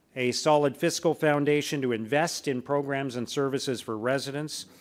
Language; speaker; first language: English; native; English